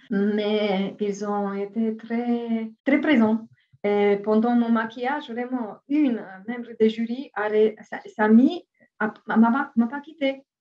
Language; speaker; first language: French; non-native, fluent; Romanian